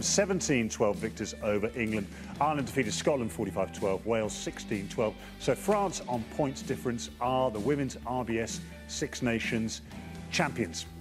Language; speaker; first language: English; native; English